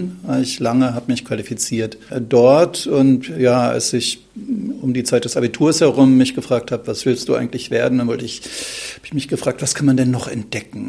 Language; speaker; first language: German; native; German